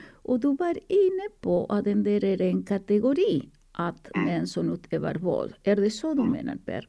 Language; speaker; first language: Swedish; non-native, fluent; Spanish